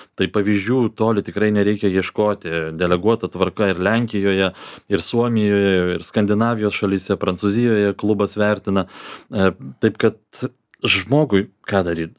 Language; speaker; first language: Lithuanian; native; Lithuanian